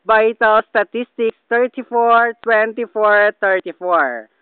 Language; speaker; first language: English; non-native, local second language; Filipino